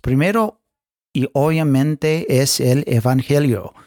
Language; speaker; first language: Spanish; non-native, fluent; English